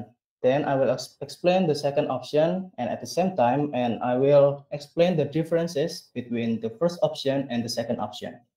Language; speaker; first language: English; non-native, learner; Indonesian